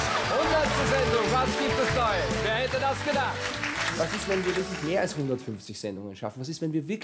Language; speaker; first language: German; native; German